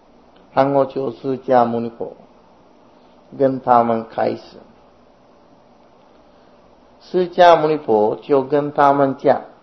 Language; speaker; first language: Chinese; non-native, fluent; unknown